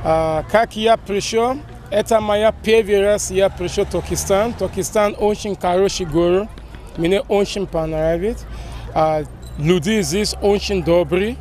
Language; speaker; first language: Russian; non-native, learner; Kazakh